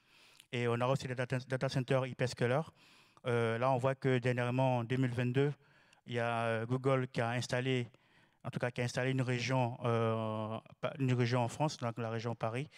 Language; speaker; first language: French; native; French